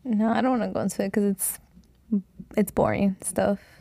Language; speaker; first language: English; early bilingual, other home language; Spanish